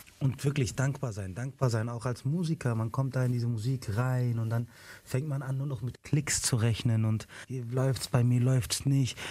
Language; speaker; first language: German; early bilingual, other home language; Arabic